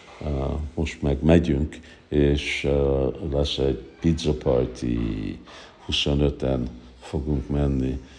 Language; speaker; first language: Hungarian; early bilingual, heritage; Hungarian